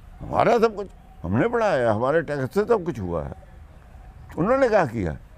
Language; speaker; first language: Hindi; non-native, local second language; Punjabi